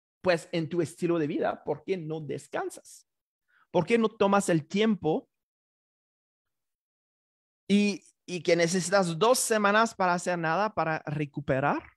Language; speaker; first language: Spanish; non-native, fluent; French